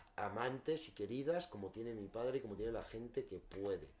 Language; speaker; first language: Spanish; native; Spanish